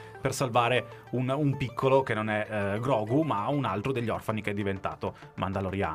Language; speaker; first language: Italian; native; Italian